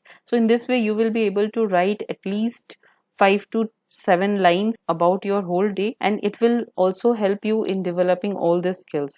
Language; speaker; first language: English; non-native, local second language; Hindi